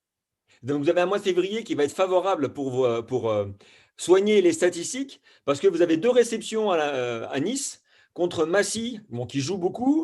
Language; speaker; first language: French; native; French